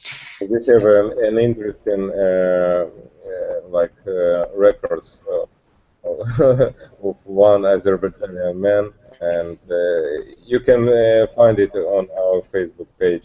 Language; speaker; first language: English; non-native, learner; Russian